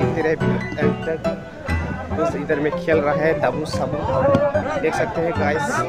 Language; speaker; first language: Hindi; non-native, local second language; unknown